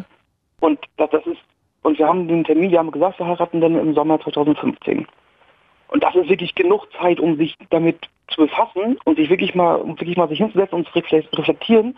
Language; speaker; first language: German; native; German